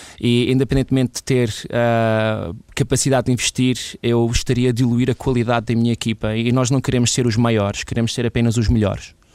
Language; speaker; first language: Portuguese; early bilingual, other home language; English